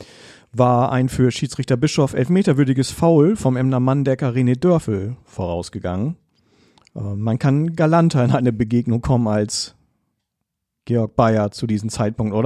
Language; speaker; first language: German; native; German